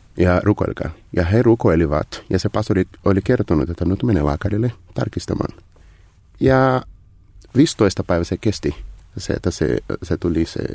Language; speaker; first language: Finnish; non-native, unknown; Portuguese